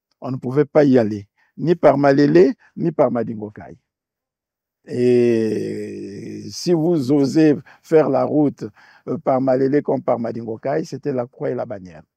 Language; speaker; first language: French; native; French